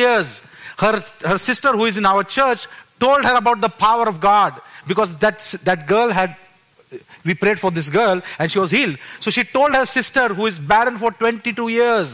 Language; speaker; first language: English; non-native, local second language; Marathi